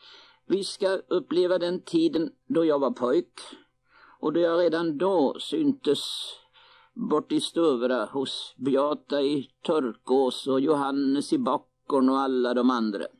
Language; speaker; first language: Swedish; native; Swedish